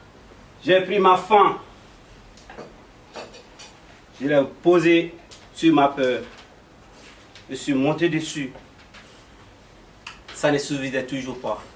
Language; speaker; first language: French; non-native, local second language; Bambara